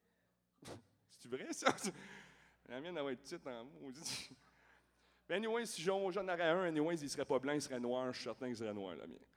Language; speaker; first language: French; native; French